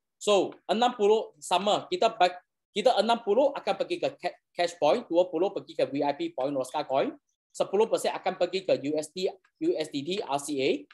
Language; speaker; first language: Malay; non-native, local second language; Chinese